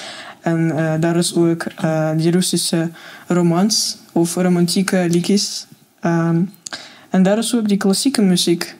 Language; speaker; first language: Dutch; non-native, learner; Russian